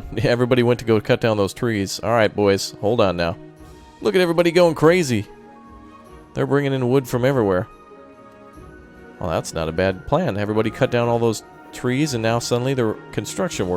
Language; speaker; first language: English; native; English